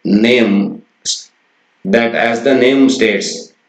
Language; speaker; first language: English; non-native, local second language; Kannada